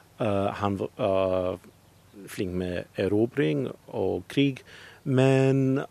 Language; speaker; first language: Norwegian; non-native, learner; English